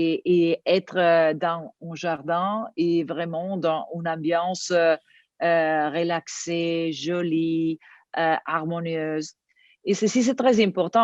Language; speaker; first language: French; non-native, fluent; Italian